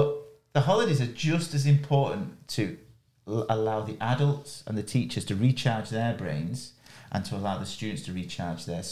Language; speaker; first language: English; native; English